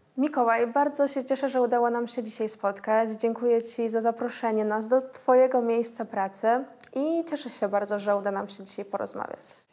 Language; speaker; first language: Polish; native; Polish